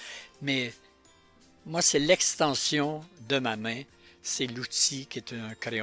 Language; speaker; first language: French; native; French